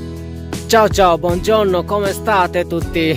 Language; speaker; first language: Italian; non-native, fluent; Bangla